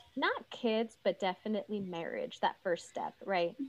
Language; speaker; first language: English; early bilingual, other home language; Urdu